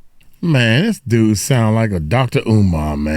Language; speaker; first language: English; native; English